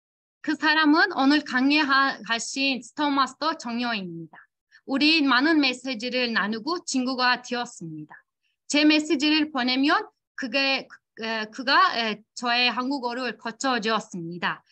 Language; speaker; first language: Korean; non-native, fluent; Turkish